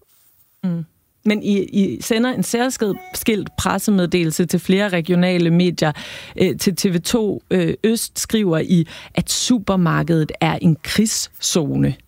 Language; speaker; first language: Danish; native; Danish